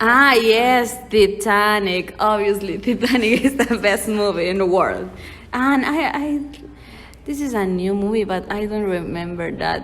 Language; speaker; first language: English; non-native, learner; Spanish